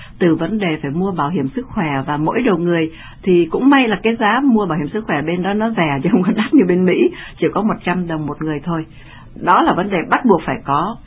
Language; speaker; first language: Vietnamese; native; Vietnamese